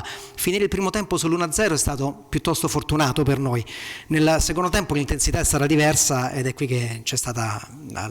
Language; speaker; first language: Italian; native; Italian